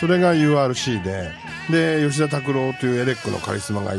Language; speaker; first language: Japanese; native; Japanese